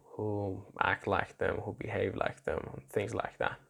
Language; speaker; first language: English; non-native, fluent; Persian